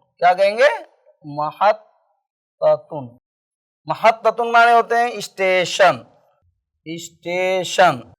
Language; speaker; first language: Urdu; native; Urdu